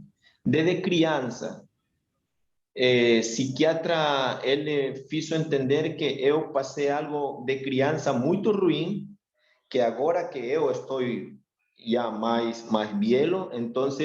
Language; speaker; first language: Portuguese; non-native, learner; Spanish